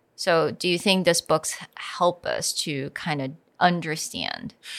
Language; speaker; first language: English; non-native, fluent; Chinese